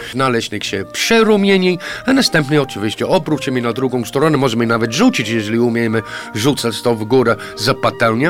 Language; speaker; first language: Polish; non-native, fluent; English